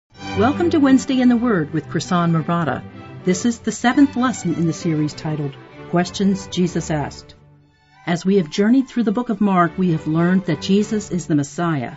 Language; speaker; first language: English; native; English